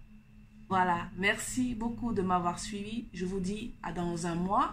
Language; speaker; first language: French; native; French